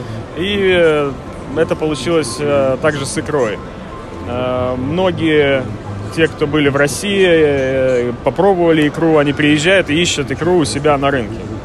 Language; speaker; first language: Russian; native; Russian